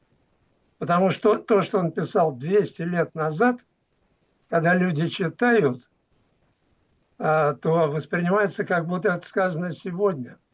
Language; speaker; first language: Russian; native; Russian